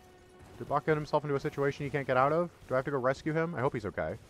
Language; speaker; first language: English; native; English